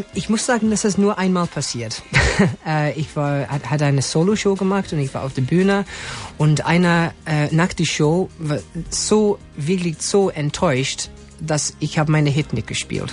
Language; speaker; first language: German; non-native, learner; English